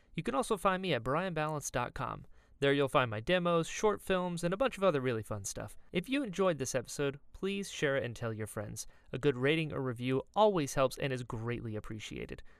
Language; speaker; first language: English; native; English